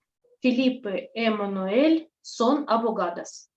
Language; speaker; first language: Spanish; non-native, learner; Russian